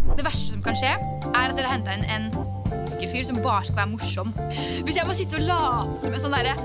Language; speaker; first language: Norwegian; native; Norwegian